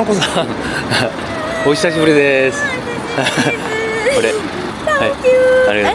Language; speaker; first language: Japanese; non-native, learner; Korean